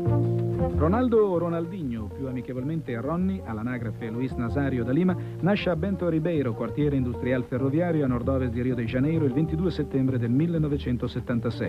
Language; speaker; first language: Italian; native; Italian